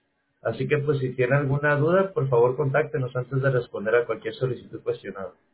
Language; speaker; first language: Spanish; native; Spanish